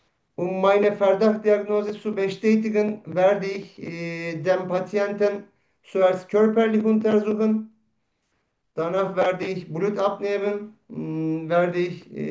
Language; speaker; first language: German; non-native, learner; Turkish